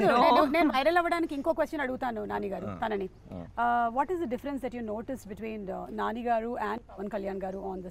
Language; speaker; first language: Telugu; native; Telugu